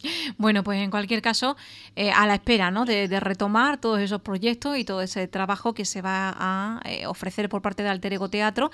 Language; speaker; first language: Spanish; native; Spanish